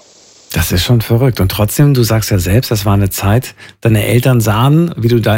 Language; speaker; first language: German; native; German